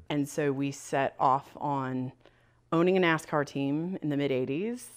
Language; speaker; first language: English; native; English